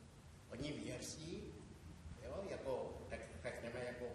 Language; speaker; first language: Czech; non-native, learner; Indonesian